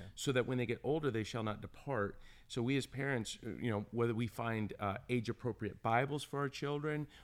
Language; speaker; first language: English; native; English